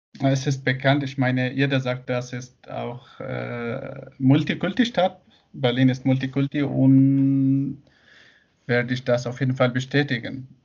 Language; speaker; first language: German; non-native, fluent; Arabic